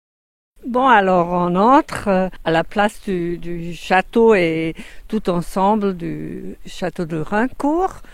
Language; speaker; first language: French; non-native, fluent; German